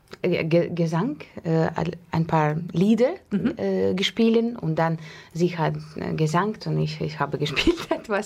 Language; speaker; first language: German; non-native, learner; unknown